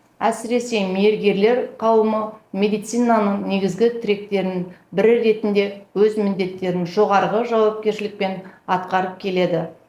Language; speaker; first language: Kazakh; native; Kazakh